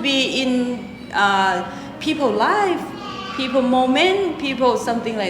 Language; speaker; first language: English; non-native, local second language; Thai